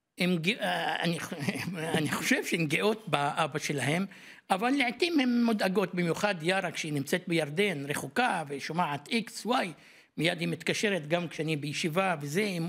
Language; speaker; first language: Hebrew; non-native, local second language; Arabic